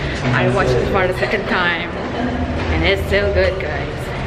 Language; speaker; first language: English; non-native, local second language; Malay